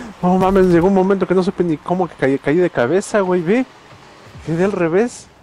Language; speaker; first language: Spanish; native; Spanish